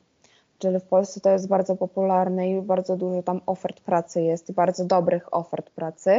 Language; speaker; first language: Polish; non-native, fluent; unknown